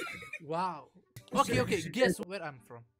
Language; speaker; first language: English; non-native, learner; Central Kurdish